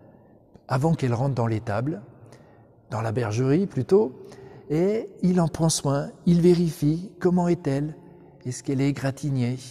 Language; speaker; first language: French; native; French